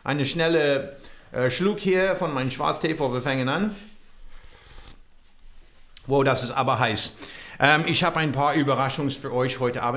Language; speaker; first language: German; non-native, learner; English